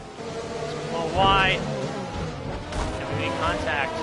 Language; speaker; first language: English; native; English